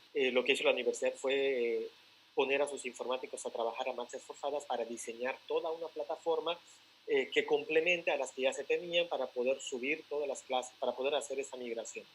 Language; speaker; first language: Spanish; native; Spanish